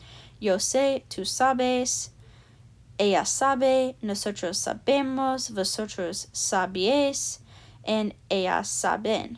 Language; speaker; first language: Spanish; non-native, learner; English